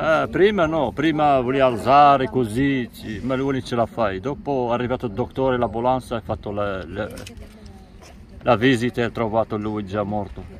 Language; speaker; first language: Italian; non-native, learner; Arabic